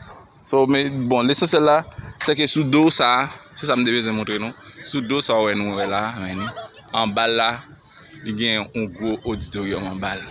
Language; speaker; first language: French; non-native, local second language; Haitian Creole